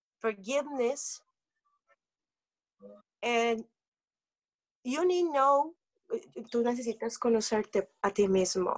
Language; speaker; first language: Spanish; non-native, learner; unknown